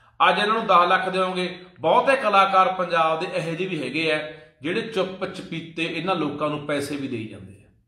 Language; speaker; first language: Punjabi; native; Punjabi